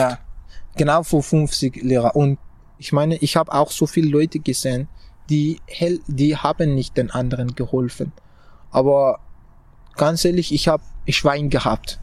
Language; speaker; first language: German; non-native, fluent; Persian